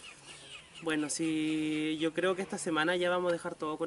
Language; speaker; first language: Spanish; native; Spanish